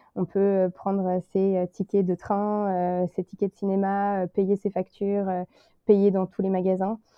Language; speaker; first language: French; native; French